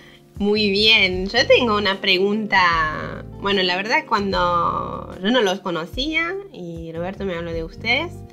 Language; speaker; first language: Spanish; non-native, fluent; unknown